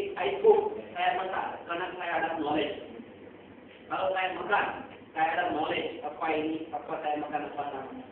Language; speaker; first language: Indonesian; non-native, learner; Hindi